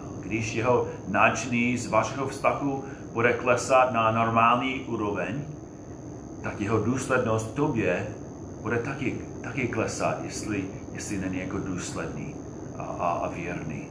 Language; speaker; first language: Czech; non-native, fluent; English